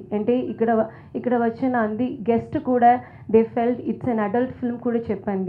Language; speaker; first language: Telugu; non-native, learner; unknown